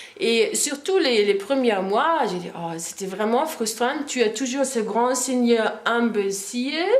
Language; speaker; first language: French; non-native, fluent; German